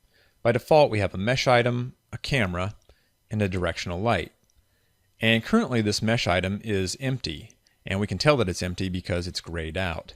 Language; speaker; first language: English; native; English